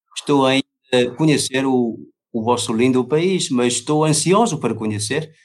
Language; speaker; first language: Portuguese; non-native, fluent; Chinese